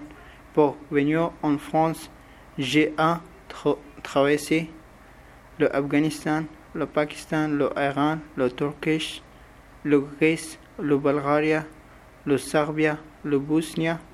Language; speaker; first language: French; non-native, learner; Pashto